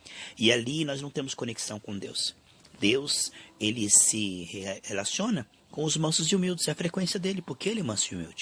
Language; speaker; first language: Portuguese; native; Portuguese